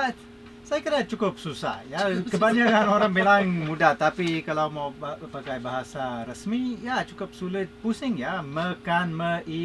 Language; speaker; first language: Indonesian; non-native, fluent; English